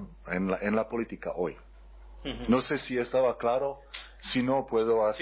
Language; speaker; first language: Spanish; non-native, learner; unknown